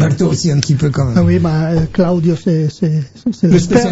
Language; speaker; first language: French; non-native, learner; Italian